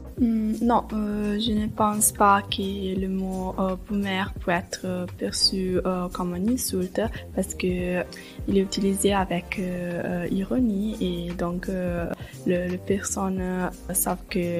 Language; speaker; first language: French; non-native, learner; Italian